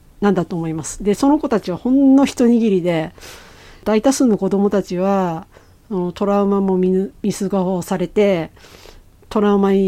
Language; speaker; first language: Japanese; native; Japanese